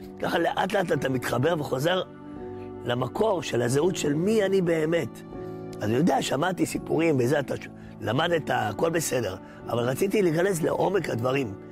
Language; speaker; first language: Hebrew; native; Hebrew